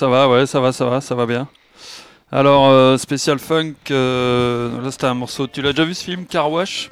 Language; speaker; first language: French; native; French